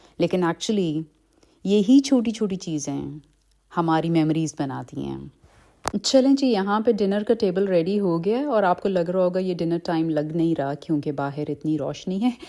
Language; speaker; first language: Hindi; early bilingual, heritage; Hindi